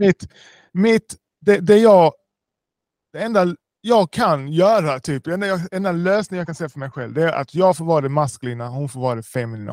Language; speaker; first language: Swedish; early bilingual, other home language; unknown